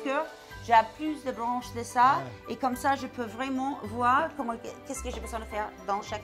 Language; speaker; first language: French; non-native, learner; English